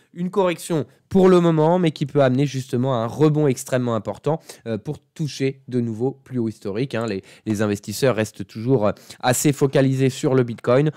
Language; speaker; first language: French; native; French